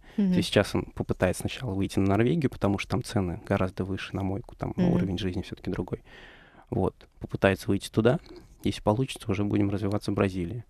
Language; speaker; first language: Russian; native; Russian